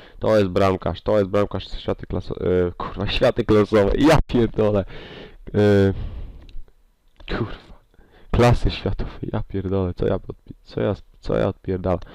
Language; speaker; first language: Polish; native; Polish